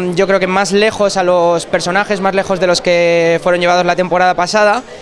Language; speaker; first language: Spanish; native; Spanish